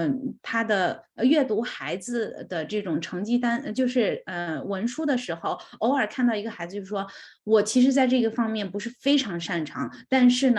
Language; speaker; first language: Chinese; native; Chinese